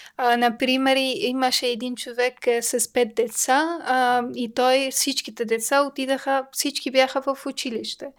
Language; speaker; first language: Bulgarian; non-native, learner; Persian